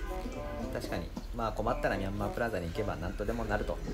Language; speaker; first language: Japanese; native; Japanese